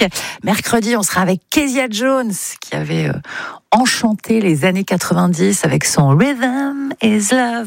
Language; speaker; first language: French; native; French